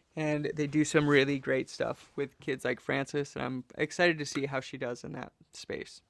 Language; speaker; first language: English; native; English